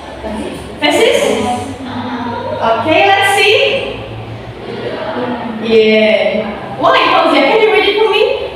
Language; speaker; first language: English; non-native, fluent; Indonesian